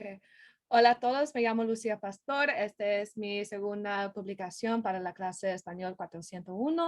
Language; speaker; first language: Spanish; non-native, learner; English